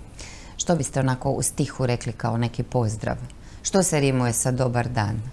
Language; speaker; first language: Croatian; native; Croatian